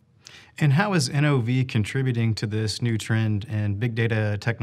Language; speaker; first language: English; native; English